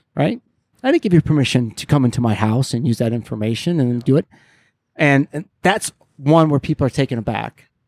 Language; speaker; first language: English; native; English